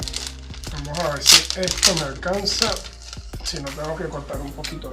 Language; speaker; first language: Spanish; native; Spanish